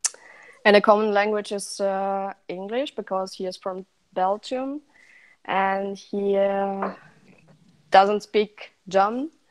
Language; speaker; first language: English; non-native, learner; Russian